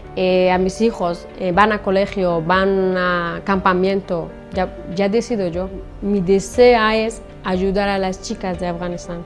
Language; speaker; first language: Spanish; non-native, learner; Persian